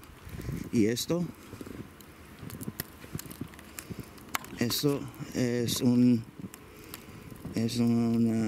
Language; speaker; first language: Spanish; early bilingual, heritage; Spanish